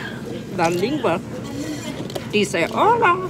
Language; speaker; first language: Spanish; non-native, learner; English